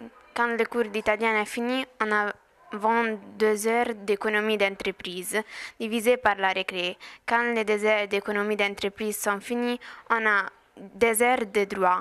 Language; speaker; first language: French; non-native, learner; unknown